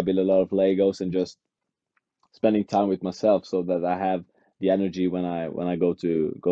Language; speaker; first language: English; non-native, fluent; Norwegian